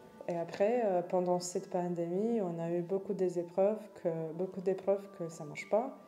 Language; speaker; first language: French; non-native, fluent; Romanian